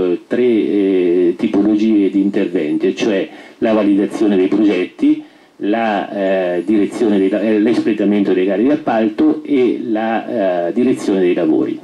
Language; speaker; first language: Italian; native; Italian